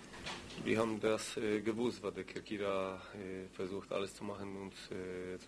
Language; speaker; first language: German; non-native, learner; Greek